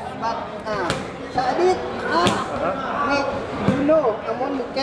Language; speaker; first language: English; non-native, learner; Thai